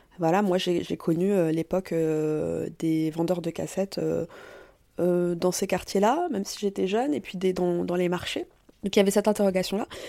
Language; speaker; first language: French; native; French